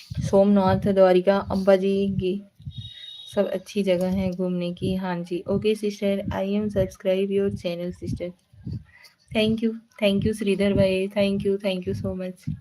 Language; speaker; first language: Hindi; native; Hindi